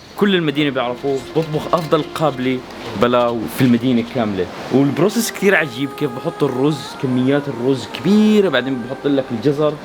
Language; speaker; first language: Arabic; native; Arabic